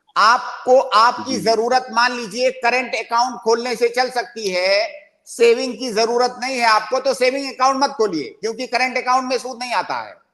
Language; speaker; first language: Urdu; native; Urdu